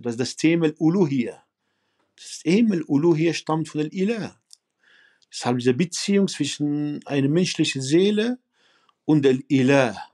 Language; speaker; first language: German; non-native, fluent; Arabic